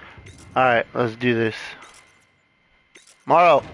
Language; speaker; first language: English; native; English